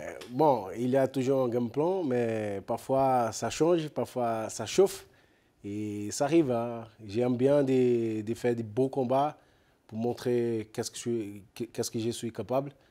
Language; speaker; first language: French; non-native, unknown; Portuguese